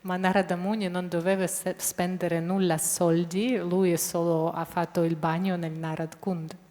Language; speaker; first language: Italian; non-native, fluent; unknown